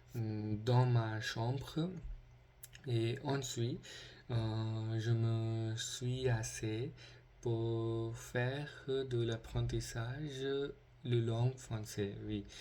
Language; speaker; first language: French; non-native, learner; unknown